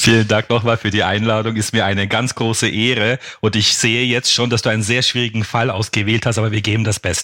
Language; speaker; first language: German; non-native, fluent; Turkish